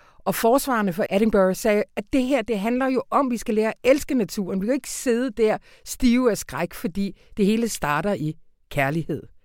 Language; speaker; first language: Danish; native; Danish